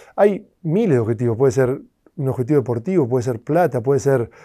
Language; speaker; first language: Spanish; native; Spanish